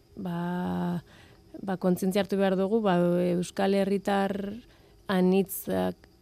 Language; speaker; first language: Basque; native; Basque